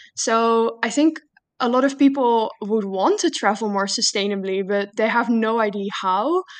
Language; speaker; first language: English; non-native, fluent; Dutch